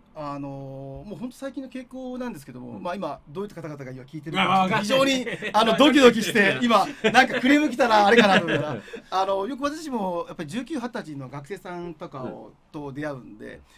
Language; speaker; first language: Japanese; native; Japanese